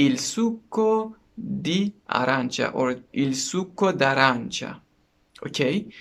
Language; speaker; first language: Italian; non-native, learner; Persian